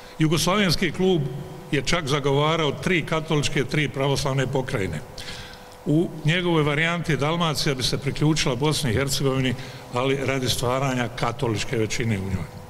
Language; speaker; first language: Bosnian; native; Bosnian